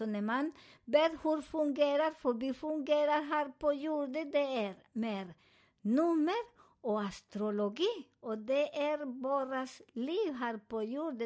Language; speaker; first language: Swedish; non-native, fluent; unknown